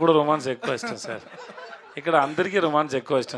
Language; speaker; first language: Telugu; non-native, learner; Tamil